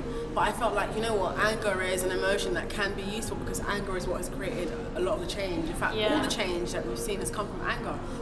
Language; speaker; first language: English; non-native, local second language; Igbo